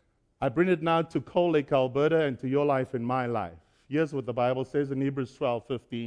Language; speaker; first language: English; native; English